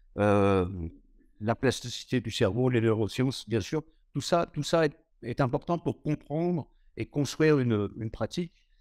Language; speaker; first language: French; native; French